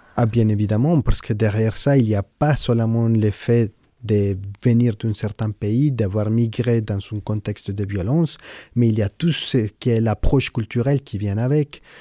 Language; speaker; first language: French; non-native, fluent; Spanish